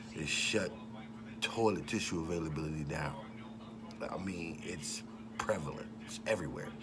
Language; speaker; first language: English; native; English